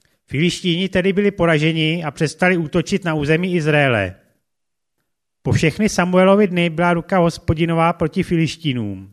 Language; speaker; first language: Czech; native; Czech